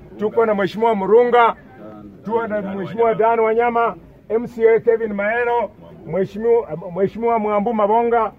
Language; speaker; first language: Swahili; non-native, local second language; Luyia